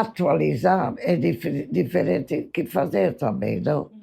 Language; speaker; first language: Portuguese; non-native, fluent; English